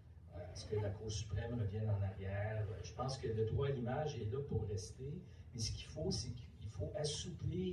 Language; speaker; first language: French; native; French